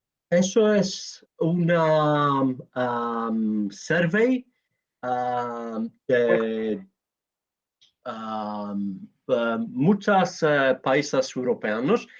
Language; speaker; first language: Spanish; non-native, learner; Greek